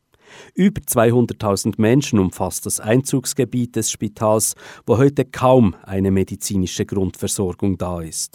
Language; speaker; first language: German; native; German